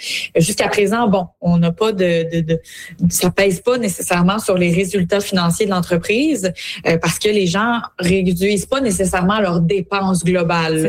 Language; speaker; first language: French; native; French